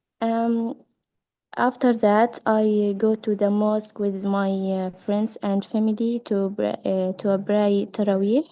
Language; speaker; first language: English; non-native, learner; Arabic